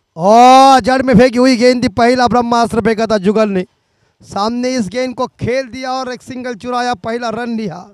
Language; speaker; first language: Hindi; non-native, local second language; Marathi